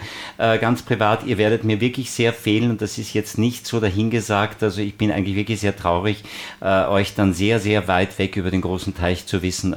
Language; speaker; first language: German; native; German